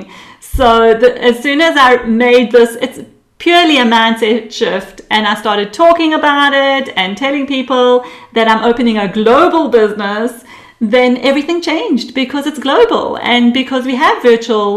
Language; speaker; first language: English; early bilingual, other home language; Hebrew